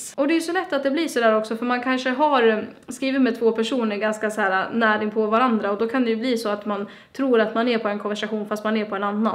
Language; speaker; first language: Swedish; native; Swedish